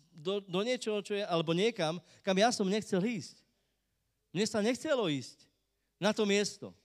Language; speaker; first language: Slovak; non-native, local second language; Romany